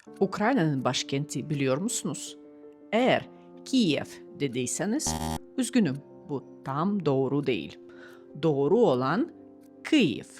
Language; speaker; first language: Turkish; non-native, fluent; Ukrainian